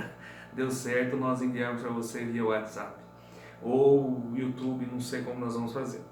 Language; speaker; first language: Portuguese; native; Portuguese